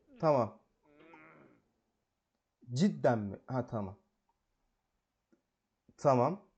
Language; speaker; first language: Turkish; native; Turkish